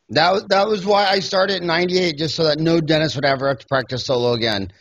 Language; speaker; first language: English; native; English